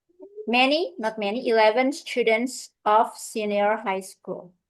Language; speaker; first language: English; non-native, fluent; Indonesian